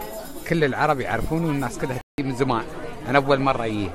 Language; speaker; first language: Arabic; native; Arabic